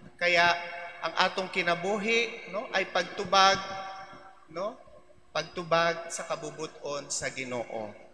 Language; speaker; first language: Cebuano; non-native, local second language; Filipino